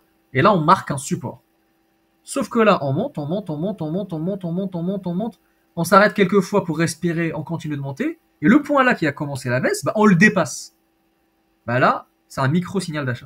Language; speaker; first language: French; native; French